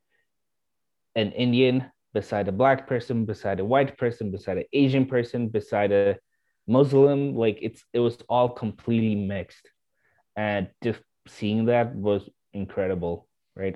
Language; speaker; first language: English; non-native, fluent; Swedish